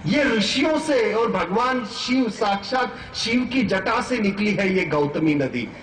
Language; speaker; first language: Hindi; non-native, local second language; Marathi